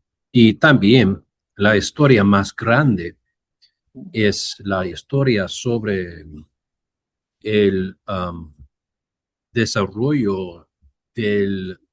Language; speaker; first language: Spanish; non-native, learner; English